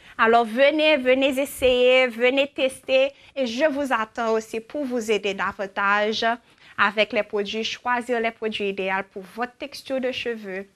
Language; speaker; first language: French; native; French